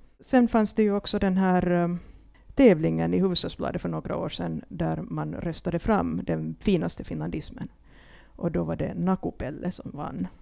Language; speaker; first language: Swedish; native; Swedish